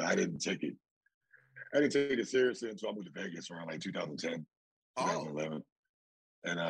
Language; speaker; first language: English; native; English